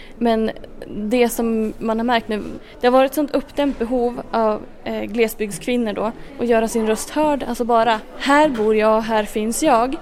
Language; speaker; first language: Swedish; native; Swedish